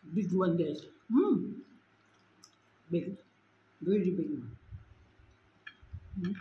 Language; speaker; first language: English; non-native, local second language; Filipino